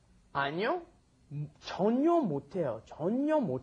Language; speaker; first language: Korean; non-native, fluent; English